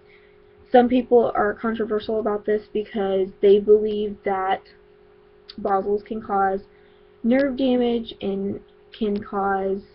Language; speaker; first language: English; native; English